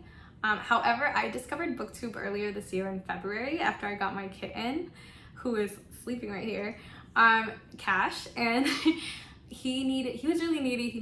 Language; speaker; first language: English; non-native, local second language; Spanish